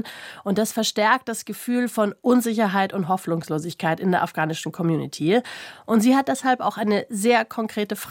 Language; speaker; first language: German; native; German